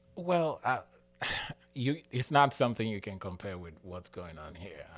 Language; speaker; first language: English; non-native, local second language; Igbo